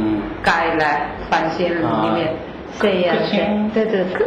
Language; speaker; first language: Chinese; non-native, learner; Spanish